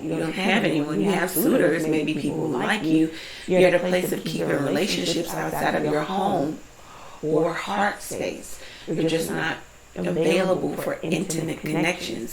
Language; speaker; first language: English; native; English